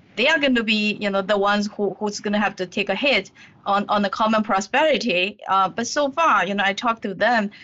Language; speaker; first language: English; non-native, fluent; Chinese